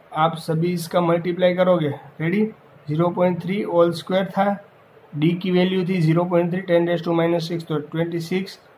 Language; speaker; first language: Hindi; non-native, local second language; Gujarati